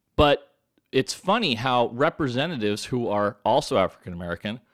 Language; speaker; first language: English; native; English